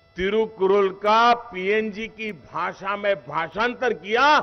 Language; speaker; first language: Hindi; non-native, local second language; Gujarati